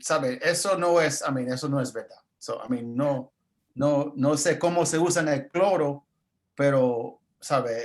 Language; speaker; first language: Spanish; early bilingual, heritage; English